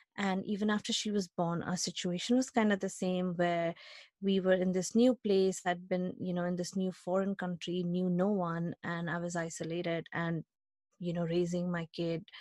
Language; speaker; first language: English; non-native, local second language; Hindi